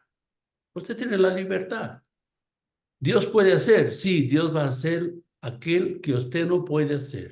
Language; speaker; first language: Spanish; non-native, fluent; Portuguese